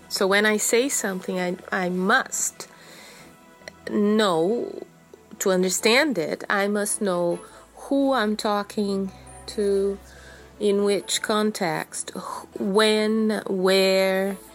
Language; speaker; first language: English; non-native, fluent; Portuguese